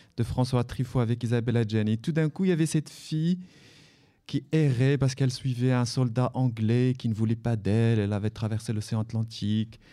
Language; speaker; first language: French; non-native, local second language; Arabic